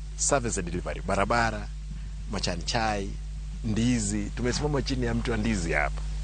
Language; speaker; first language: Swahili; non-native, local second language; Gusii